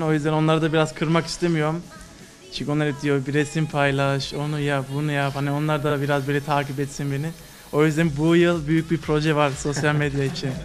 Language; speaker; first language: Turkish; early bilingual, other home language; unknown